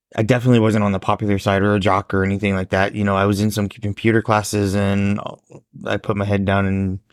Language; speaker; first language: English; native; English